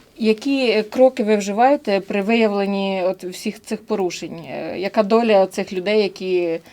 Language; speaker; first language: Ukrainian; native; Ukrainian